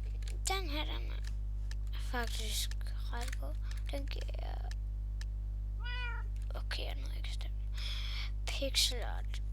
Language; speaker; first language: Danish; native; Danish